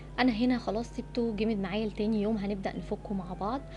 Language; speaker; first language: Arabic; native; Arabic